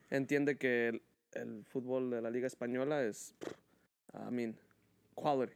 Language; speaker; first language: Spanish; early bilingual, heritage; Spanish